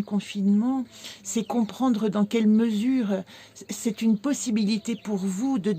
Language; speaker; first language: French; native; French